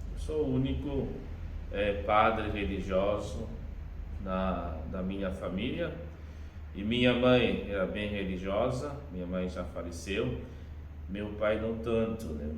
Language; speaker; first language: Portuguese; non-native, fluent; Haitian Creole